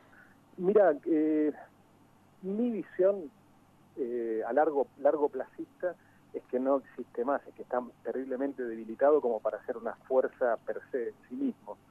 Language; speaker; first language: Spanish; native; Spanish